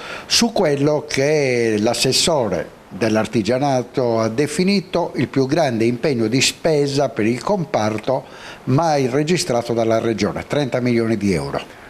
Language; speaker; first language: Italian; native; Italian